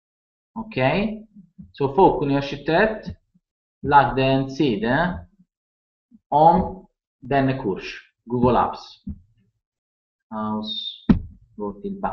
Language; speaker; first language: Norwegian; non-native, learner; Italian